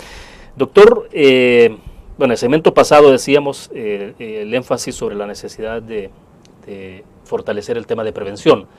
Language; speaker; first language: Spanish; native; Spanish